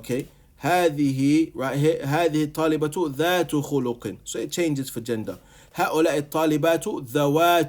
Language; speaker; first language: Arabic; non-native, fluent; English